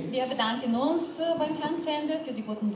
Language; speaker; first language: German; non-native, fluent; Bulgarian